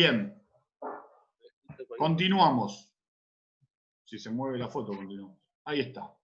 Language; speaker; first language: Spanish; native; Spanish